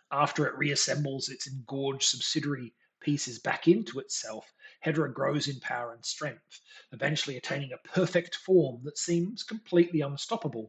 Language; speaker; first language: English; native; English